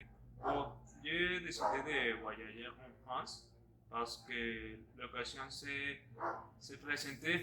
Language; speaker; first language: French; non-native, learner; Spanish